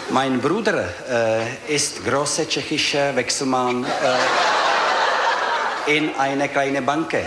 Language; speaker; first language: German; non-native, learner; Czech